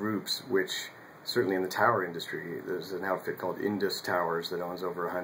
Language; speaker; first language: English; native; English